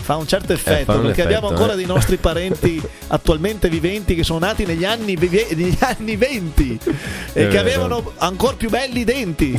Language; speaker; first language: Italian; native; Italian